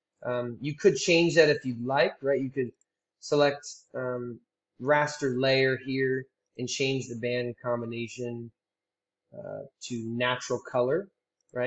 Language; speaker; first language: English; native; English